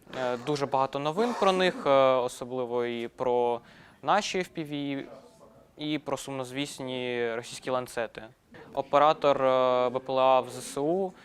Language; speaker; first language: Ukrainian; native; Ukrainian